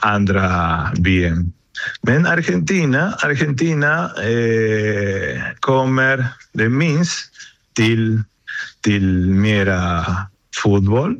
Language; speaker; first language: Swedish; non-native, learner; Spanish